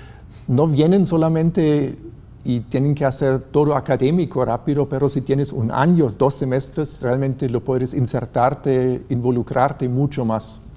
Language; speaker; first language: Spanish; non-native, fluent; German